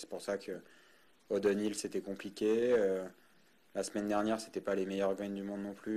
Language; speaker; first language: French; native; French